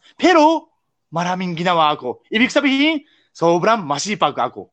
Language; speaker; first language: Filipino; non-native, learner; Japanese